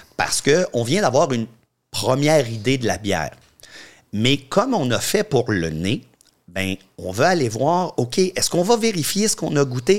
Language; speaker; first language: French; native; French